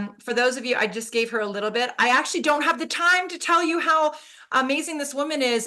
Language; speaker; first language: English; native; English